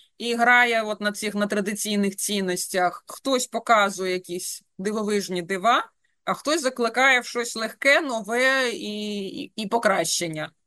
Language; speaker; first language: Ukrainian; native; Ukrainian